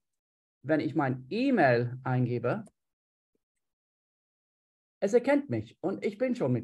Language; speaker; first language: German; non-native, fluent; English